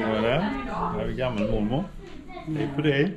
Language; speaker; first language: Swedish; native; Swedish